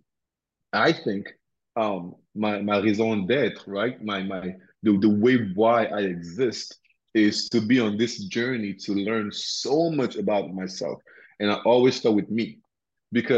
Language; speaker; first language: English; non-native, local second language; French